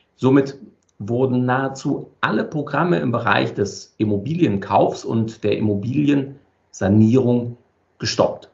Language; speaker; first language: German; native; German